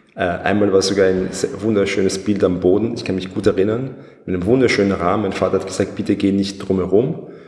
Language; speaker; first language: German; early bilingual, other home language; Persian